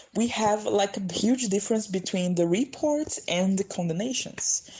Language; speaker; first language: English; non-native, fluent; Portuguese